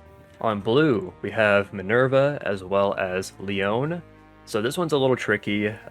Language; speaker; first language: English; native; English